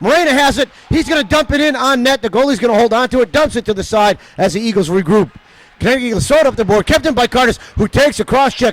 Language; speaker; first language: English; native; English